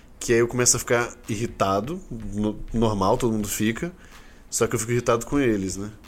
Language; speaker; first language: Portuguese; native; Portuguese